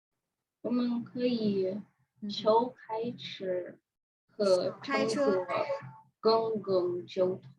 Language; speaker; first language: Chinese; non-native, learner; English